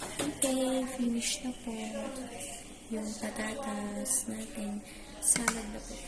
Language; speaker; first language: Filipino; non-native, local second language; Waray